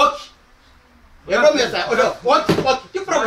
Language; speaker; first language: Greek; non-native, learner; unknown